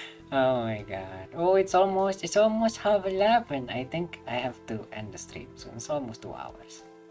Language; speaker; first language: English; non-native, fluent; Indonesian